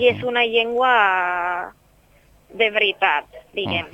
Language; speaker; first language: Catalan; non-native, fluent; English